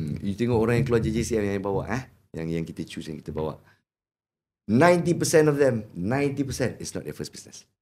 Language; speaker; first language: Malay; native; Malay